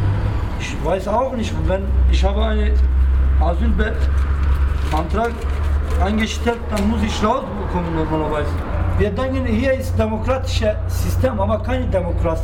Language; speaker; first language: German; non-native, learner; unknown